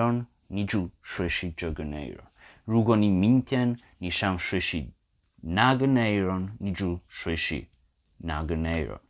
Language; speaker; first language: Chinese; non-native, fluent; English